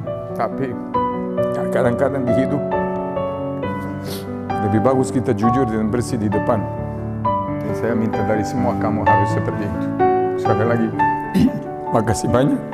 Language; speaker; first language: Indonesian; non-native, fluent; Serbian